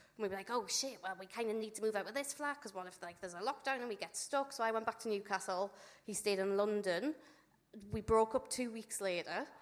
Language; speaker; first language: English; native; English